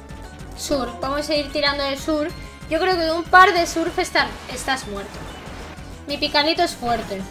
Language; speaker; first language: Spanish; native; Spanish